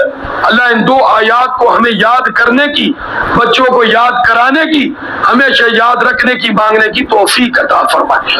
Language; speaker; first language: Urdu; native; Urdu